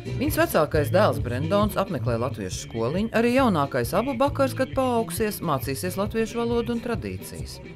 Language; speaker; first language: Latvian; native; Latvian